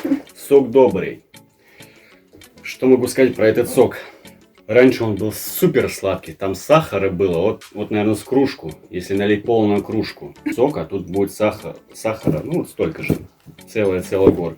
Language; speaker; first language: Russian; native; Russian